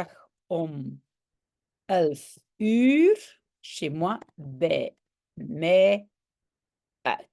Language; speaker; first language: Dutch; non-native, local second language; French